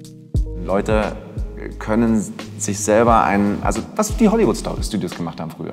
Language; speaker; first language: German; native; German